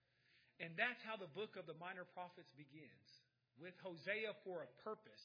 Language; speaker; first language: English; native; English